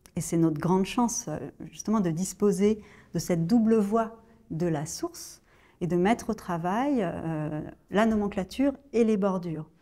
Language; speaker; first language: French; native; French